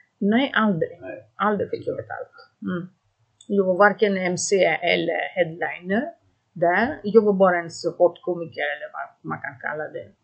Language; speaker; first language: Swedish; non-native, fluent; Greek